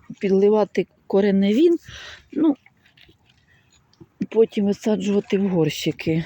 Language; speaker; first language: Ukrainian; native; Ukrainian